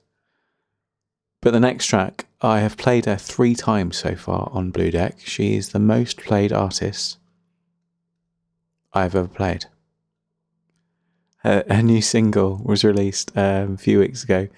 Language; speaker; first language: English; native; English